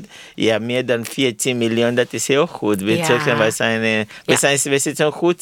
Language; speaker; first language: Dutch; non-native, learner; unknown